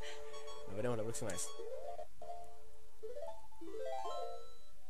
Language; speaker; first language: Spanish; native; Spanish